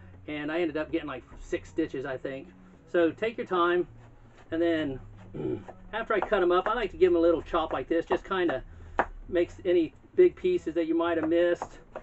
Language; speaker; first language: English; native; English